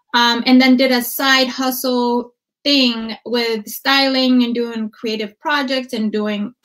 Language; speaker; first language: English; non-native, fluent; Amharic